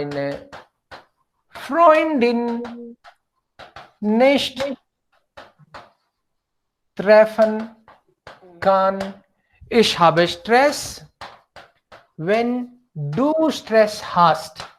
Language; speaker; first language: German; non-native, fluent; Hindi